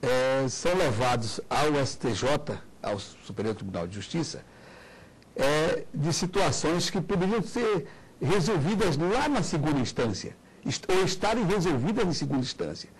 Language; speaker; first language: Portuguese; native; Portuguese